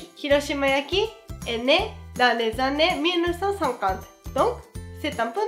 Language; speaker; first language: French; non-native, fluent; Japanese